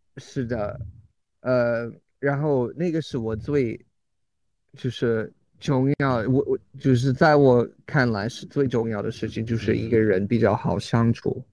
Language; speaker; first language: Chinese; non-native, learner; English